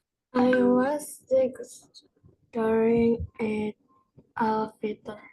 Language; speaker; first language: English; non-native, learner; Indonesian